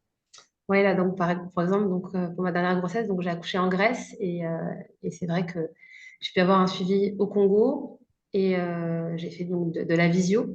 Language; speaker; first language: French; native; French